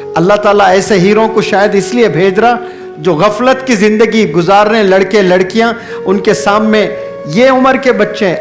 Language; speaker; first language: Urdu; native; Urdu